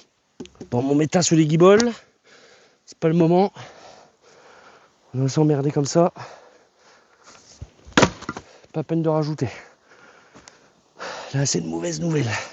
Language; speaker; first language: French; native; French